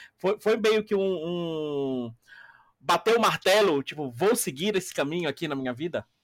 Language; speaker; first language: Portuguese; native; Portuguese